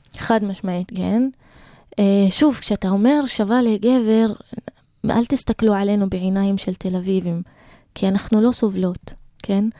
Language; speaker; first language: Hebrew; non-native, local second language; Arabic